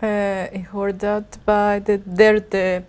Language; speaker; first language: Dutch; non-native, learner; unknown